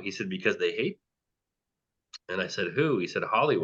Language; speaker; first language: English; native; English